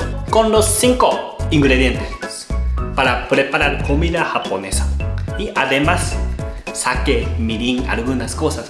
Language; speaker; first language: Spanish; non-native, learner; Japanese